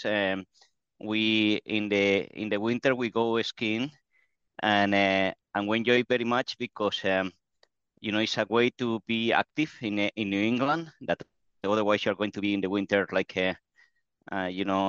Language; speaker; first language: English; non-native, fluent; Spanish